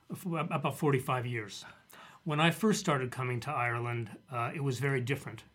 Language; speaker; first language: English; native; English